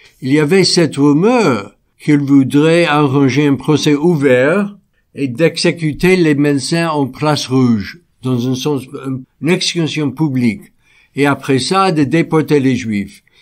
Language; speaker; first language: French; non-native, fluent; English